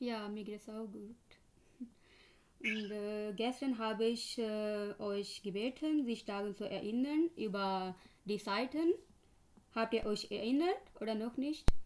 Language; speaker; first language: German; non-native, learner; Urdu